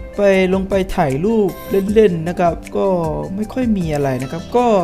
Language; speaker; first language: Thai; non-native, fluent; Malay